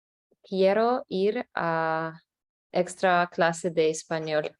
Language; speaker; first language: Spanish; non-native, learner; English